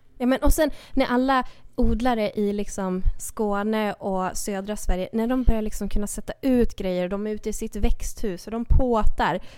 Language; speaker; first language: Swedish; native; Swedish